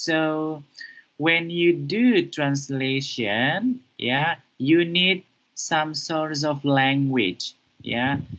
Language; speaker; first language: English; non-native, fluent; Indonesian